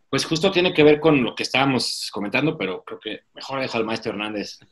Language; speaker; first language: Spanish; native; Spanish